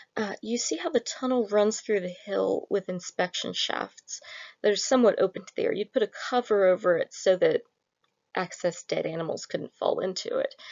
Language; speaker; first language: English; native; English